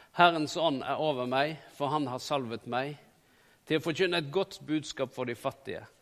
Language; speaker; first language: Norwegian; native; Norwegian